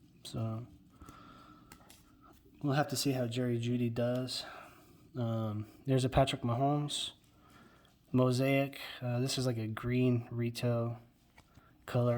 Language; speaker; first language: English; native; English